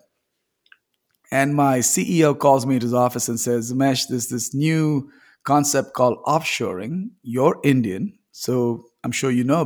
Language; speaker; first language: English; non-native, local second language; Tamil